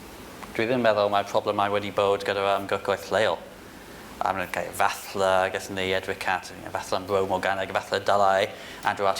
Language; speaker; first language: Welsh; non-native, fluent; English